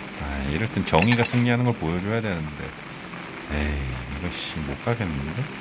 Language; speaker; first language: Korean; native; Korean